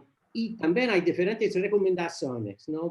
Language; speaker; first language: Portuguese; non-native, learner; English